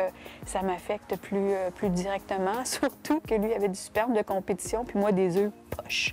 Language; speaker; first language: French; native; French